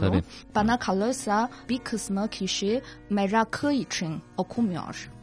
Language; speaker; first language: Turkish; non-native, fluent; Chinese